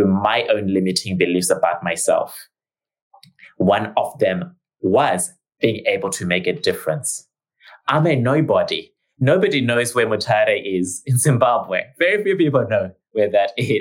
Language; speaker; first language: English; non-native, local second language; Shona